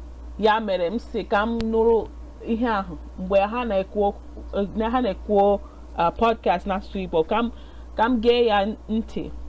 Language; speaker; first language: Igbo; non-native, learner; English